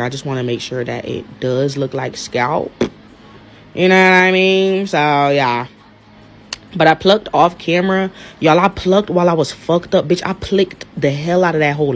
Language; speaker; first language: English; native; English